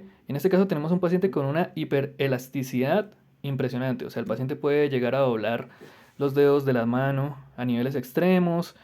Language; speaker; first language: Spanish; native; Spanish